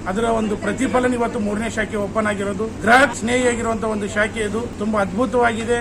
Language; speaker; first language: Kannada; native; Kannada